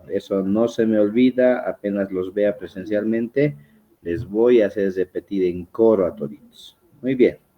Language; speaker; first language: Spanish; native; Spanish